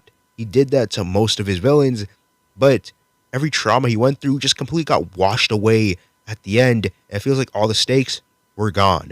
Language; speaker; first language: English; native; English